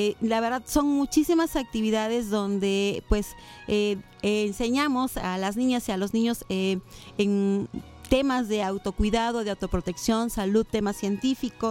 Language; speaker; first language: Spanish; native; Spanish